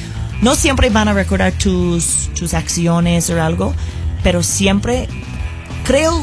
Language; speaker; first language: Spanish; non-native, fluent; English